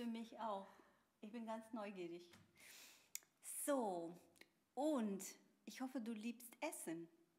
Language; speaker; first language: German; non-native, fluent; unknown